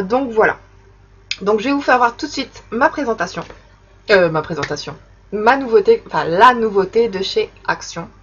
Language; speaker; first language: French; native; French